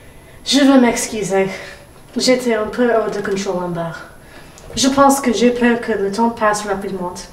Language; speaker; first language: French; non-native, learner; English